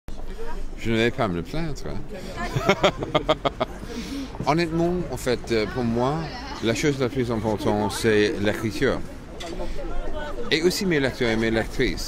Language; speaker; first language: French; non-native, fluent; English